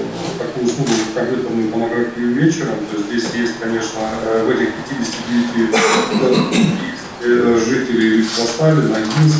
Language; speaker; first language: Russian; native; Russian